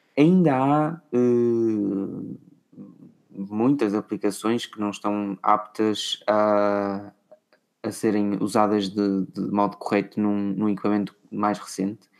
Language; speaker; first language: Portuguese; native; Portuguese